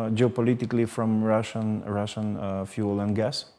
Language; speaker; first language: English; non-native, fluent; Albanian